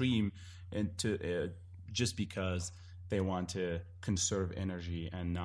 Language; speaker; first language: English; non-native, fluent; Arabic